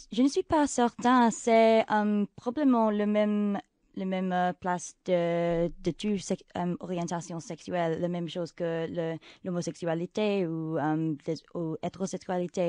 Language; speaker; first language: French; non-native, local second language; English